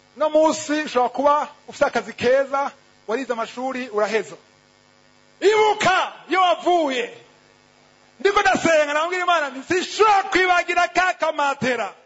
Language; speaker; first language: Rundi; native; Rundi